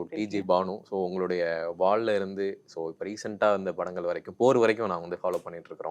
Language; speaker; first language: Tamil; native; Tamil